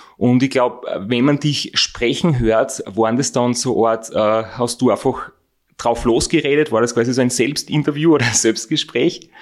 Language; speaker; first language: German; native; German